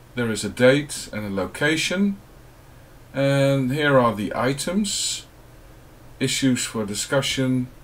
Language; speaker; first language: English; non-native, fluent; Dutch